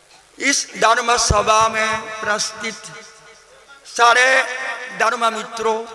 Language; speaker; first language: Hindi; non-native, learner; Japanese